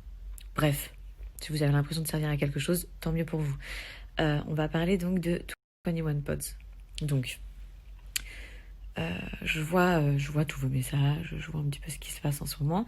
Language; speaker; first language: French; native; French